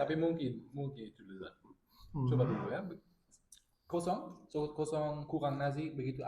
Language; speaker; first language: Indonesian; non-native, learner; German